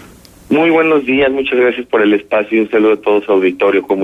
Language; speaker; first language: Spanish; native; Spanish